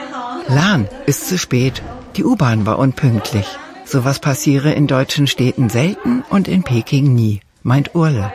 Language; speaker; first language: German; native; German